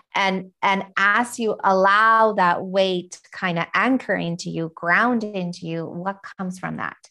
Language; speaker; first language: English; non-native, fluent; Finnish